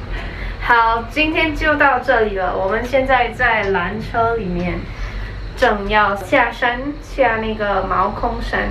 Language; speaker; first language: Chinese; early bilingual, heritage; Chinese